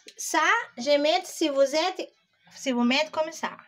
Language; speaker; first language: French; non-native, learner; Portuguese